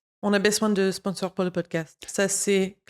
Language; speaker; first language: French; non-native, fluent; English